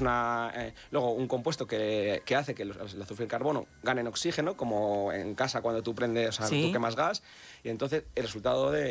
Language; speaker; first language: Spanish; native; Spanish